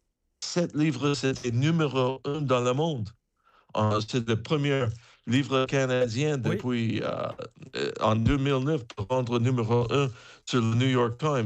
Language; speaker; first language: French; non-native, fluent; English